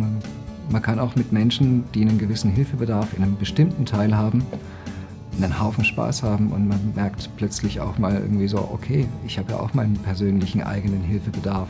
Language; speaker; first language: German; native; German